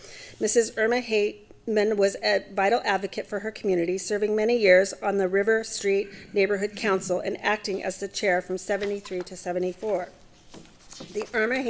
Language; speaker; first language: English; native; English